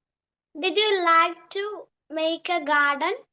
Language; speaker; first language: English; non-native, learner; Malayalam